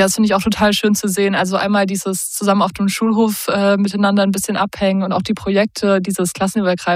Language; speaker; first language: German; native; German